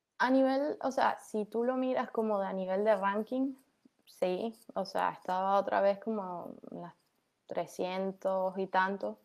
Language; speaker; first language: Spanish; native; Spanish